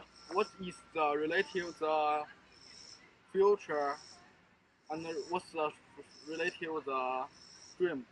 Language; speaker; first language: English; non-native, learner; Chinese